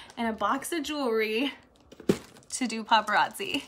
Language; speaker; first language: English; early bilingual, other home language; Spanish